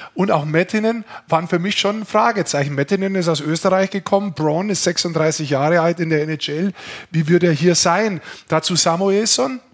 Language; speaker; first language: German; native; German